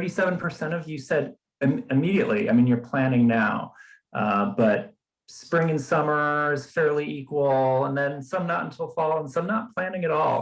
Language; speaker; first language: English; native; English